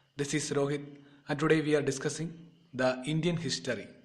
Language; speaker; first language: English; non-native, local second language; Malayalam